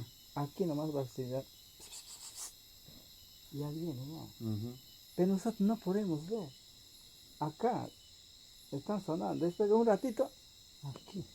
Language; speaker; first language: Spanish; non-native, local second language; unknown